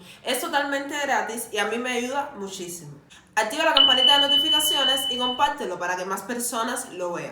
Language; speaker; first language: Spanish; native; Spanish